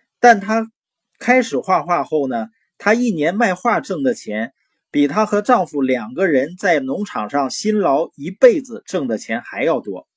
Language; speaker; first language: Chinese; native; Chinese